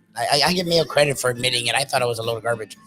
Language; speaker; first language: English; native; English